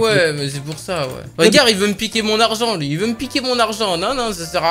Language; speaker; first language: French; native; French